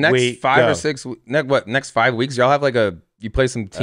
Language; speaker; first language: English; native; English